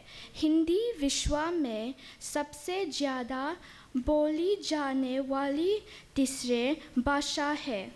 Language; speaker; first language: Hindi; non-native, local second language; Mizo